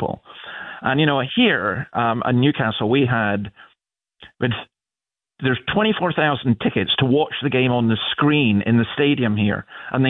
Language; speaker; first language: English; native; English